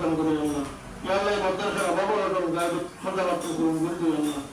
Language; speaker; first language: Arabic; non-native, learner; Bangla